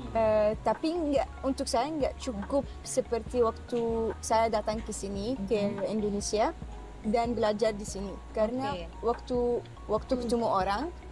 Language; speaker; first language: Indonesian; non-native, fluent; Arabic